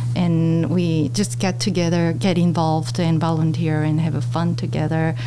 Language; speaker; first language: English; non-native, fluent; Korean